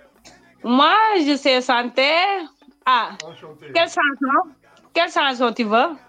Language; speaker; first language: French; non-native, local second language; Wolof